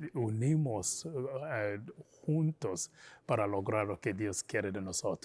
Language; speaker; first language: Spanish; non-native, fluent; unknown